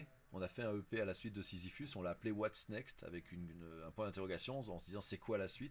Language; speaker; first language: French; native; French